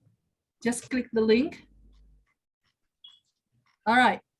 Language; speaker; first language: English; non-native, fluent; Indonesian